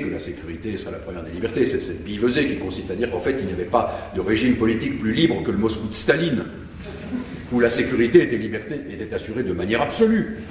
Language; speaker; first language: French; native; French